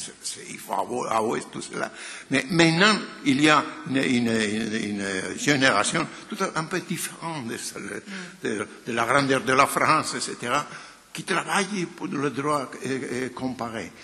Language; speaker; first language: French; non-native, fluent; Spanish